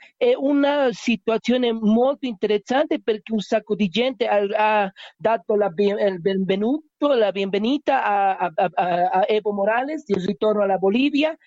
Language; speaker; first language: Italian; non-native, learner; Spanish